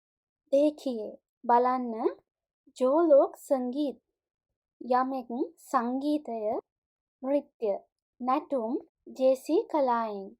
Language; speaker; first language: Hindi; non-native, fluent; Sinhala